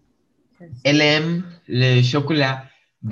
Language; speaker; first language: French; non-native, learner; English